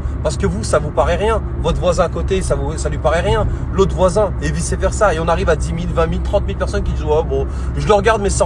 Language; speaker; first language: French; native; French